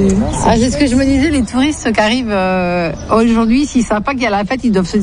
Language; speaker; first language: French; native; French